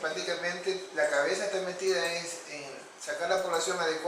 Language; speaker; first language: Spanish; native; Spanish